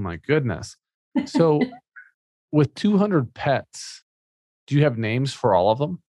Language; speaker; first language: English; native; English